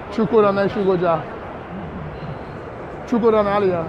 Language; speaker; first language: Chinese; non-native, fluent; English